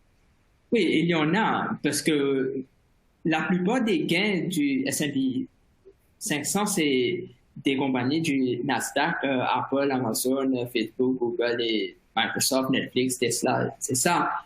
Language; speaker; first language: French; non-native, fluent; Morisyen